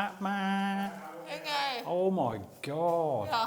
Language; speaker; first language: English; native; English